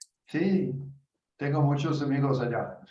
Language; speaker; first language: Spanish; non-native, learner; English